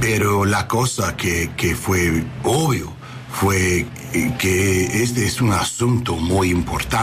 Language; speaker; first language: Spanish; non-native, learner; English